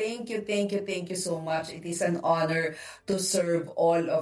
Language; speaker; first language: English; non-native, local second language; Filipino